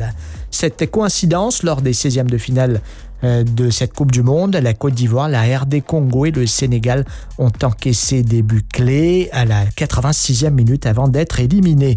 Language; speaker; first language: French; non-native, local second language; Morisyen